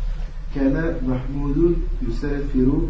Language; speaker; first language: Arabic; non-native, learner; French